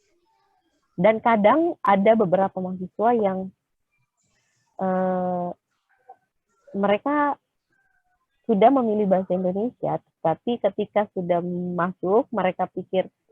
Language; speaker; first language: Indonesian; native; Indonesian